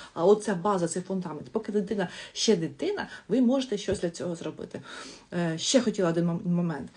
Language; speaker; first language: Ukrainian; non-native, local second language; Russian